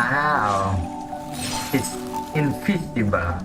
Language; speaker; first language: English; non-native, learner; Indonesian